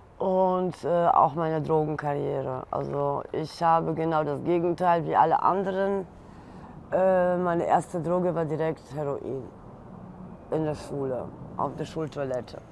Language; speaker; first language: German; early bilingual, other home language; Polish